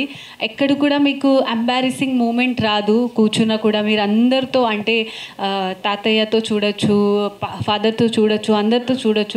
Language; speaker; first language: Telugu; non-native, fluent; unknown